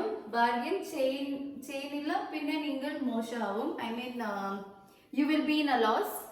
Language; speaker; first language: Malayalam; non-native, local second language; Kannada